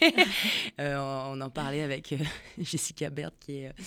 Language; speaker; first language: French; non-native, fluent; Spanish